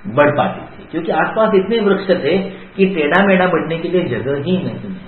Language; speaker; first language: Hindi; non-native, local second language; Marathi